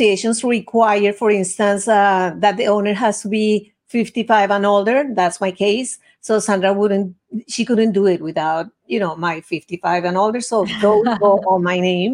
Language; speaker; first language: English; non-native, fluent; Spanish